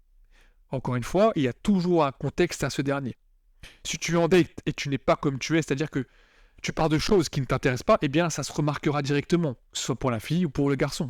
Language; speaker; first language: French; native; French